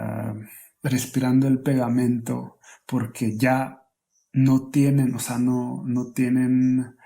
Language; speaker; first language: Spanish; non-native, fluent; Hungarian